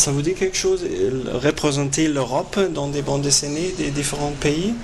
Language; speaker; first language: French; non-native, fluent; German